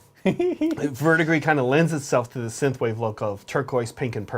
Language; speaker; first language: English; native; English